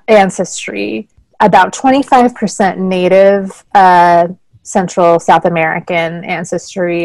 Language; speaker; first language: English; native; English